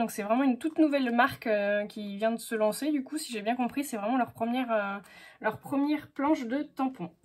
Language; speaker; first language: French; native; French